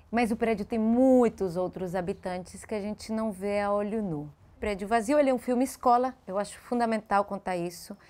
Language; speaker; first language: Portuguese; early bilingual, heritage; Spanish